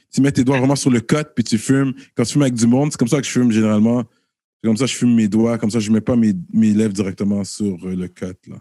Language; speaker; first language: French; early bilingual, other home language; Haitian Creole